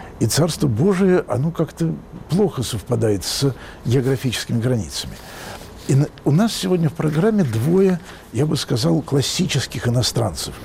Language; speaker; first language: Russian; native; Russian